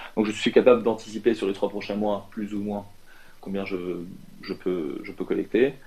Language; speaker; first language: French; non-native, local second language; Arabic